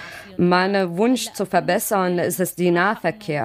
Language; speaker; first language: German; non-native, learner; Arabic